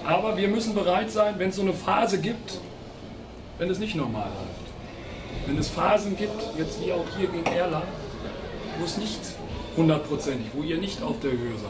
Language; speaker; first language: German; native; German